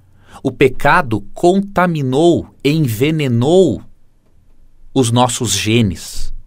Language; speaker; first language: Portuguese; native; Portuguese